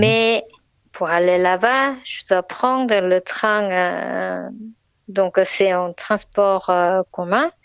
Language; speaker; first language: French; non-native, learner; Korean